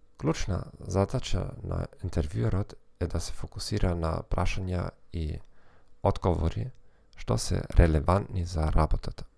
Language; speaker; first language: Macedonian; non-native, fluent; German